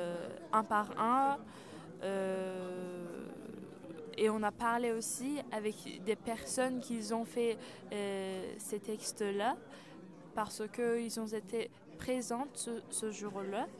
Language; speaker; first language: French; non-native, learner; Persian